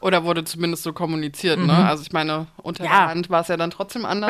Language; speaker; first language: German; native; German